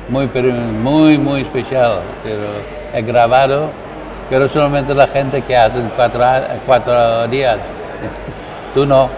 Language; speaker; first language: Spanish; non-native, learner; Dutch